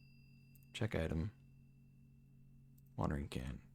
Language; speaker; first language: English; native; English